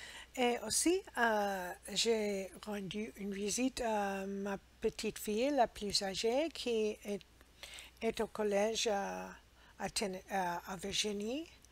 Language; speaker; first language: French; non-native, learner; English